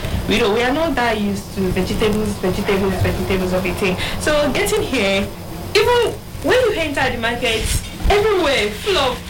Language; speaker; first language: English; non-native, local second language; Yoruba